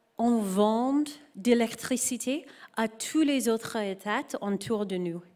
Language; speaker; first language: French; non-native, learner; English